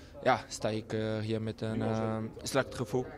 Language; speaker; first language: Dutch; non-native, learner; Portuguese